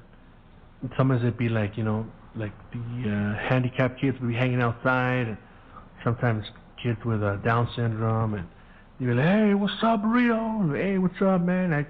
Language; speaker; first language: English; early bilingual, other home language; Spanish